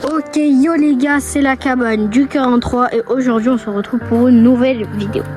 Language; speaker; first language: French; native; French